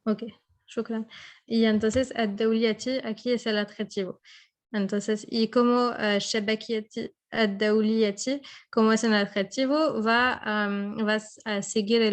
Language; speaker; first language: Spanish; non-native, fluent; French